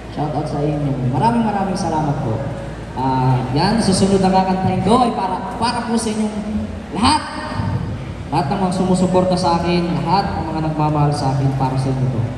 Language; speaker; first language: Filipino; non-native, local second language; Waray